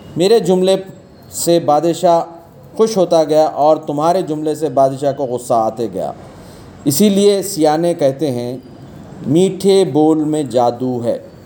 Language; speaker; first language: Urdu; native; Urdu